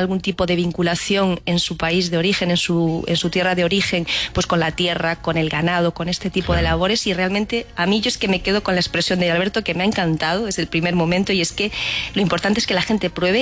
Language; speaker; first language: Spanish; native; Spanish